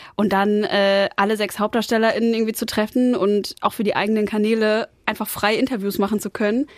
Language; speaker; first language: German; native; German